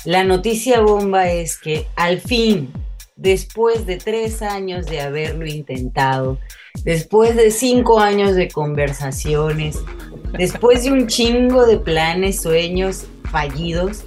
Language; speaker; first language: Spanish; native; Spanish